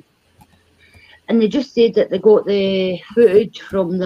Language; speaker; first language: English; native; English